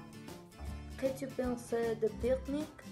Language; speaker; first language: French; non-native, learner; Spanish